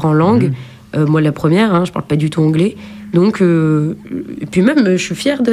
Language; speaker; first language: French; native; French